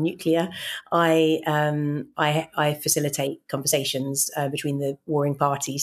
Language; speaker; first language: English; native; English